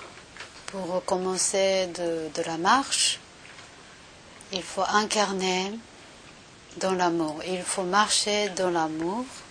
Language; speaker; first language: French; non-native, learner; Japanese